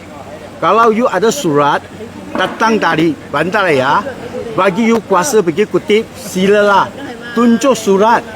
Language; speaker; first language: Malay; non-native, local second language; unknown